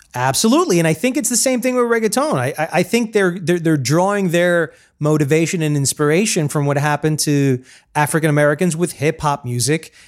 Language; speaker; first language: English; early bilingual, other home language; Spanish